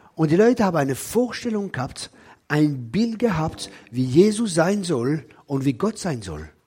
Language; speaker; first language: German; non-native, local second language; Swiss German